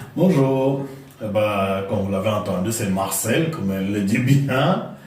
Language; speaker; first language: French; non-native, local second language; Lingala